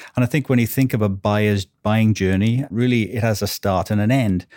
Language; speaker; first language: English; native; English